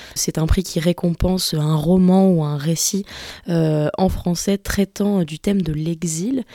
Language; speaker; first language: French; native; French